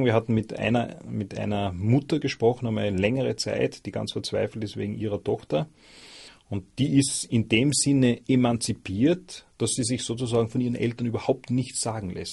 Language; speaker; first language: German; native; German